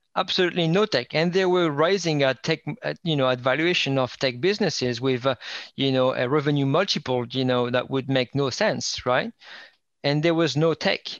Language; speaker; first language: English; non-native, fluent; French